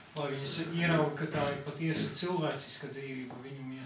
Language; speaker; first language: Latvian; native; Latvian